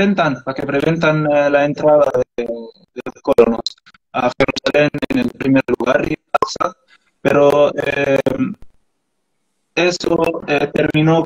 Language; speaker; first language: Spanish; non-native, learner; Arabic